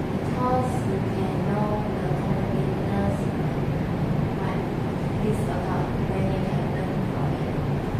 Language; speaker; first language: English; non-native, learner; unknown